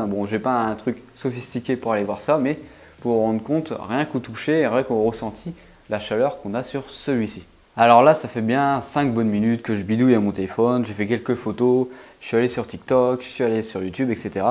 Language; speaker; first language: French; native; French